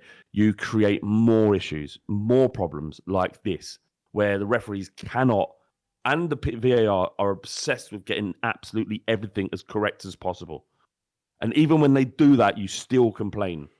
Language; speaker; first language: English; native; English